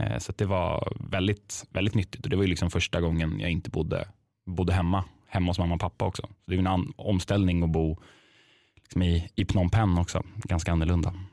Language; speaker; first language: Swedish; native; Swedish